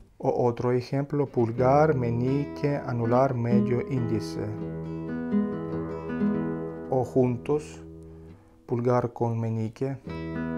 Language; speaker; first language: Spanish; non-native, learner; Russian